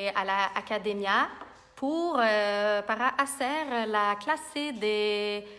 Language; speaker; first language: Spanish; non-native, learner; French